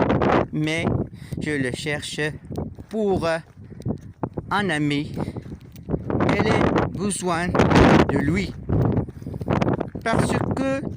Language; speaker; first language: French; non-native, learner; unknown